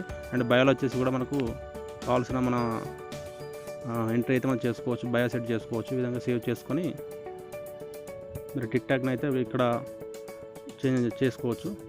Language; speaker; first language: Telugu; native; Telugu